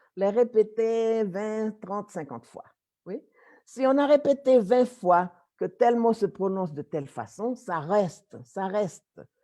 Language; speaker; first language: French; native; French